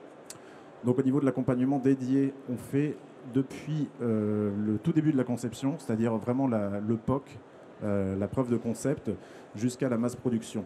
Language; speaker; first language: French; native; French